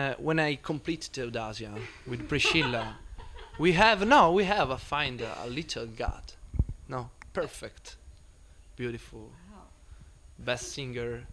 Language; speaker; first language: English; non-native, learner; Italian